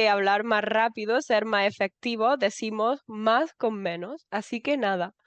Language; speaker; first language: Spanish; native; Spanish